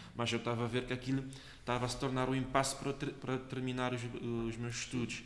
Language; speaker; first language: Portuguese; non-native, local second language; Kabuverdianu